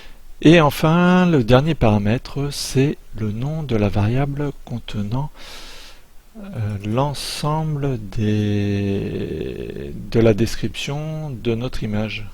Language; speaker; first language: French; native; French